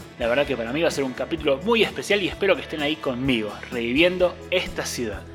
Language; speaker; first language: Spanish; native; Spanish